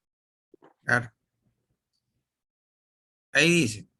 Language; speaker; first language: Spanish; native; Spanish